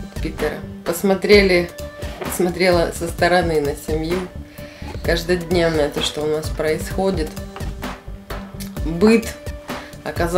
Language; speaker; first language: Russian; non-native, local second language; Ukrainian